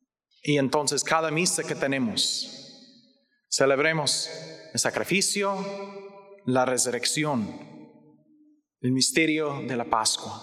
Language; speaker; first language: Spanish; non-native, learner; English